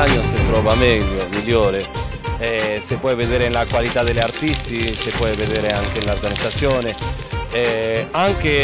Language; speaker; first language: Italian; non-native, fluent; Spanish